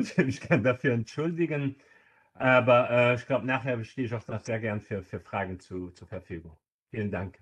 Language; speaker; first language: German; non-native, local second language; Luxembourgish